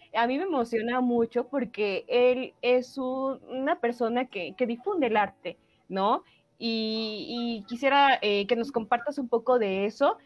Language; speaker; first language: Spanish; native; Spanish